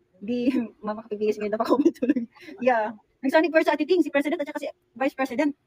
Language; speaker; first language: Filipino; non-native, local second language; Cebuano